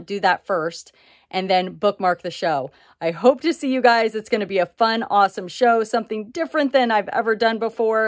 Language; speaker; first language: English; native; English